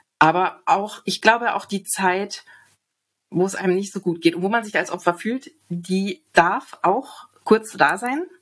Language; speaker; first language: German; native; German